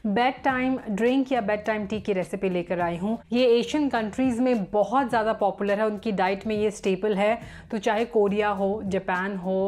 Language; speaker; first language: Hindi; native; Hindi